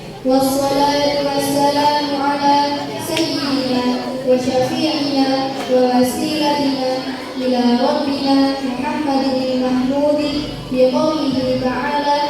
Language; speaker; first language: Arabic; non-native, learner; Indonesian